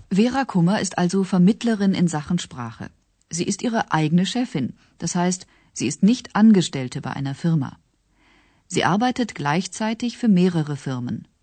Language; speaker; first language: German; native; German